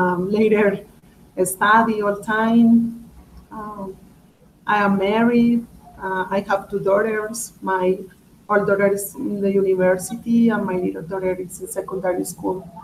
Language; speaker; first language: English; non-native, learner; Spanish